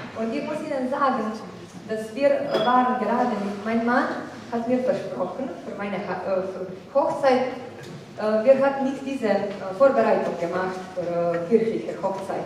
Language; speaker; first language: German; non-native, fluent; Slovenian